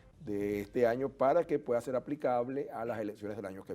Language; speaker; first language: Spanish; native; Spanish